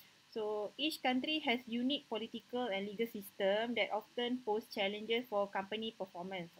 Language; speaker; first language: English; non-native, local second language; Malay